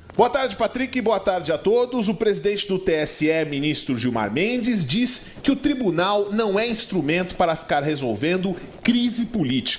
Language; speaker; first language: Portuguese; native; Portuguese